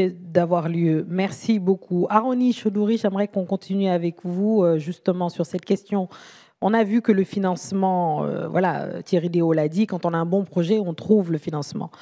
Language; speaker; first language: French; native; French